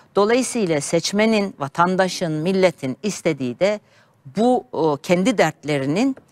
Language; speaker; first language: Turkish; native; Turkish